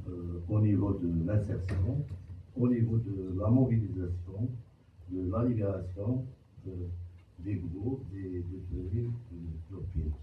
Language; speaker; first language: French; non-native, local second language; Arabic